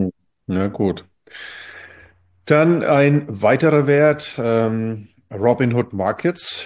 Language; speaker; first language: German; native; German